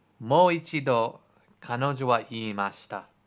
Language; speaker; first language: Japanese; non-native, learner; English